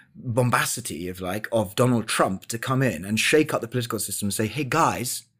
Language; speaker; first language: English; native; English